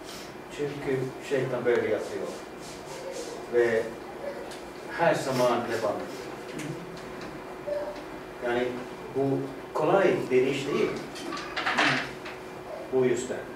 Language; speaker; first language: Turkish; non-native, learner; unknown